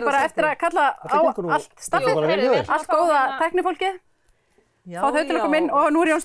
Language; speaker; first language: Icelandic; native; Icelandic